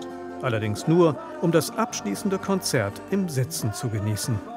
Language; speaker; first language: German; native; German